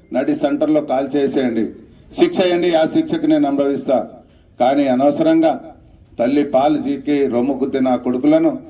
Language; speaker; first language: Telugu; non-native, local second language; Lambadi